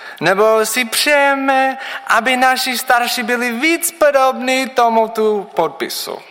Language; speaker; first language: Czech; non-native, learner; English